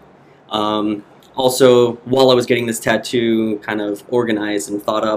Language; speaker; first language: English; native; English